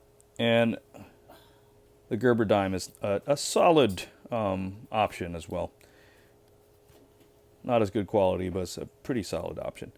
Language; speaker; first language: English; native; English